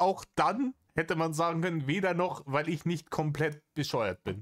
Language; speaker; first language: German; native; German